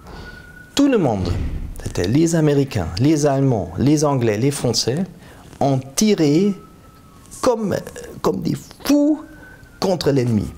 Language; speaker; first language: French; non-native, fluent; German